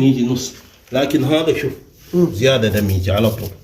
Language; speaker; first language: Arabic; non-native, learner; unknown